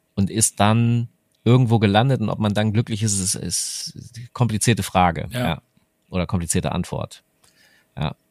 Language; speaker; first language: German; native; German